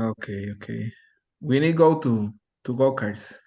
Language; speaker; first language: English; non-native, learner; Spanish